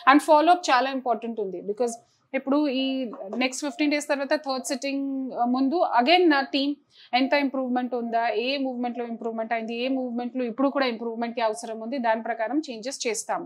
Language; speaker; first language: Telugu; non-native, fluent; Hindi